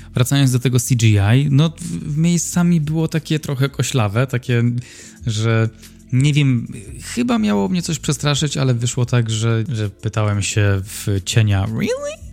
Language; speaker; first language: Polish; native; Polish